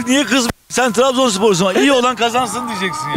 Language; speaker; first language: Turkish; native; Turkish